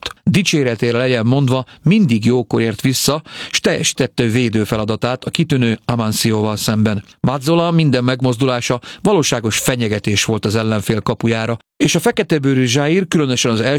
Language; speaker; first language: Hungarian; native; Hungarian